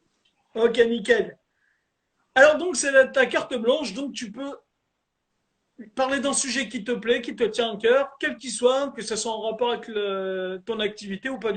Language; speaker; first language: French; native; French